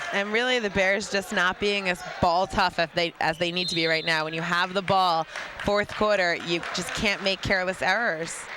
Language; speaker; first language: English; native; English